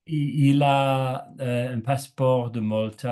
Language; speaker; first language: French; non-native, learner; English